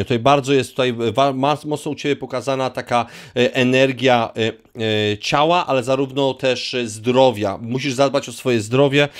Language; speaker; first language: Polish; native; Polish